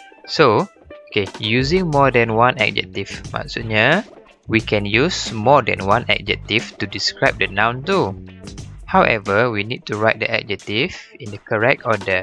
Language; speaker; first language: English; non-native, local second language; Malay